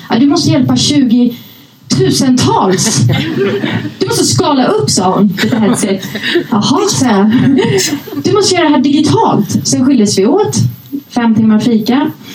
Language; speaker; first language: Swedish; early bilingual, other home language; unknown